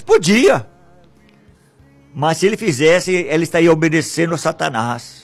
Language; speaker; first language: Portuguese; native; Portuguese